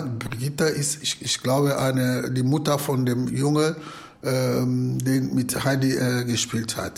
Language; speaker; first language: German; non-native, fluent; Lingala